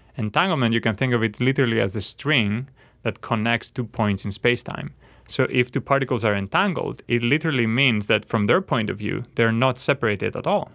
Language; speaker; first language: English; non-native, fluent; Greek